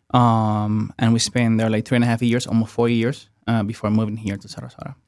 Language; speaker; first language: English; non-native, fluent; Spanish